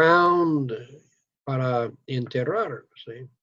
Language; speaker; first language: Spanish; non-native, fluent; English